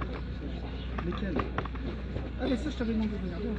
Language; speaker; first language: French; native; French